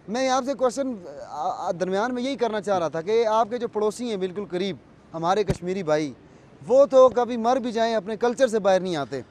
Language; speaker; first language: Urdu; non-native, local second language; Pahari-Potwari